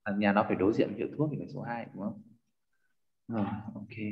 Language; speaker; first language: Vietnamese; native; Vietnamese